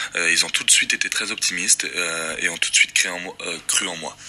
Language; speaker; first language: French; native; French